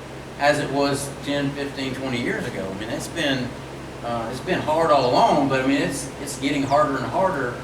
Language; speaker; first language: English; native; English